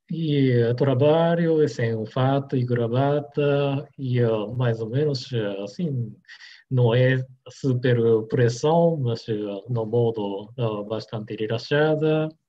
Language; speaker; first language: Portuguese; non-native, learner; Japanese